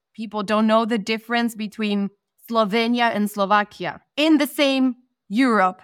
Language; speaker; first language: English; non-native, fluent; Spanish